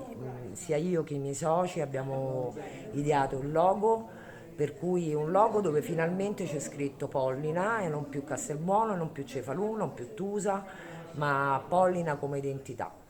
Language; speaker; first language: Italian; native; Italian